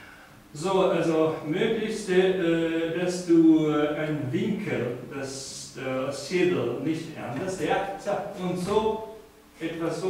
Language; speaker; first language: German; non-native, fluent; Japanese